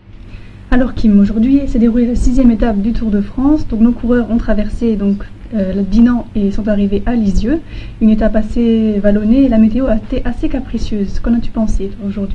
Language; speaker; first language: French; native; French